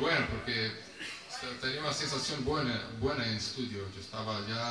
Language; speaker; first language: Spanish; non-native, fluent; Portuguese